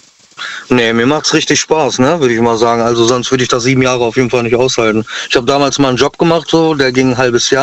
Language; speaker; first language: German; native; German